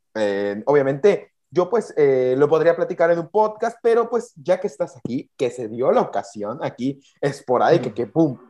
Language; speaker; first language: Spanish; native; Spanish